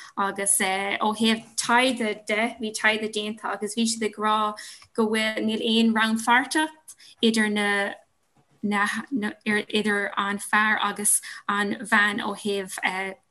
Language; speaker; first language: Irish; non-native, local second language; English